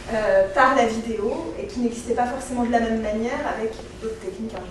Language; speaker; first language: French; native; French